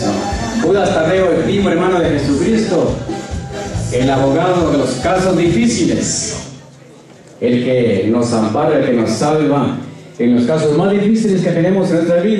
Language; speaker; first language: Spanish; native; Spanish